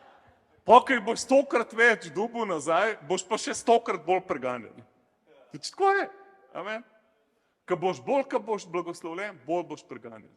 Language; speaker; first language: Slovenian; native; Slovenian